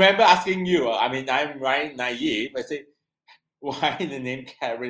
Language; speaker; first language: English; non-native, local second language; Cantonese